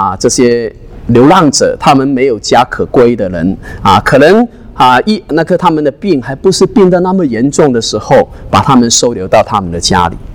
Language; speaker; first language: Chinese; non-native, local second language; Cantonese